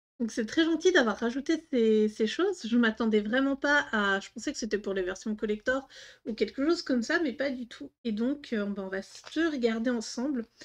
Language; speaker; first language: French; native; French